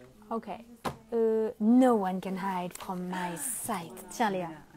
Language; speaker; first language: English; non-native, fluent; French